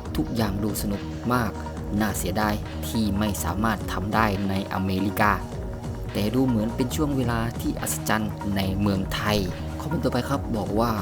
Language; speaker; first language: Thai; native; Thai